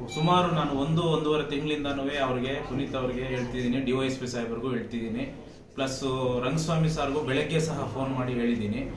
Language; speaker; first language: Kannada; native; Kannada